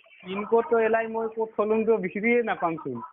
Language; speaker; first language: Hindi; non-native, local second language; Assamese